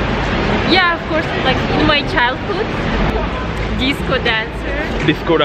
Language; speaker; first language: English; non-native, fluent; Russian